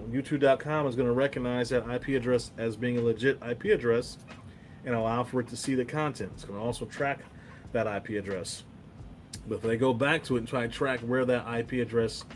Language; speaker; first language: English; native; English